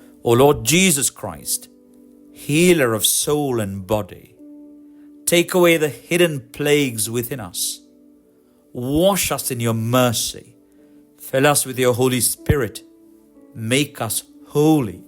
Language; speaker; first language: English; non-native, local second language; Malayalam